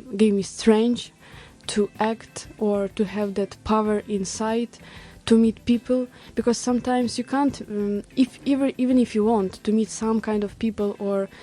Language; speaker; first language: English; non-native, learner; Ukrainian